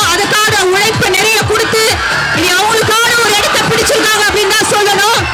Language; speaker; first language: Tamil; native; Tamil